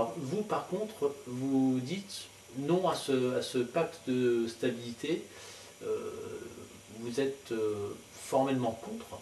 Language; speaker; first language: French; native; French